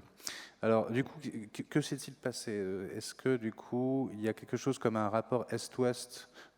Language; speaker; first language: French; native; French